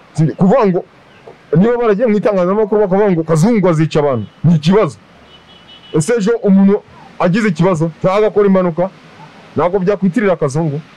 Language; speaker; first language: Kinyarwanda; native; Kinyarwanda